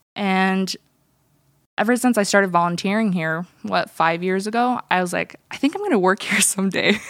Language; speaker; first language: English; early bilingual, other home language; Russian